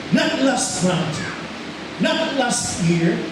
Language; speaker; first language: English; non-native, local second language; Filipino